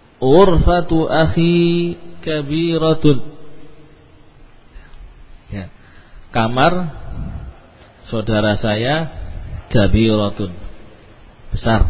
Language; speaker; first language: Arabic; non-native, fluent; Indonesian